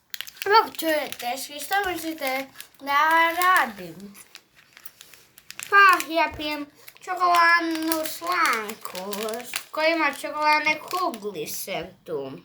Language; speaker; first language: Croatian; early bilingual, heritage; Croatian